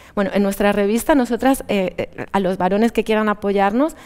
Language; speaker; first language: Spanish; native; Spanish